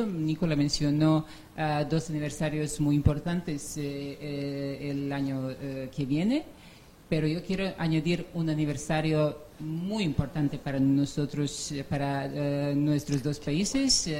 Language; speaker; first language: Spanish; non-native, fluent; Serbian